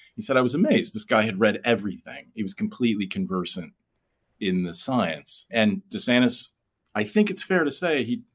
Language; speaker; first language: English; native; English